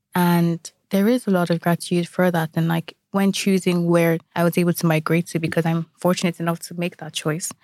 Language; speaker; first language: English; non-native, local second language; Igbo